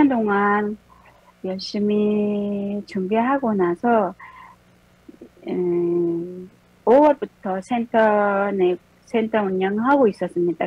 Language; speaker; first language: Korean; non-native, fluent; Mongolian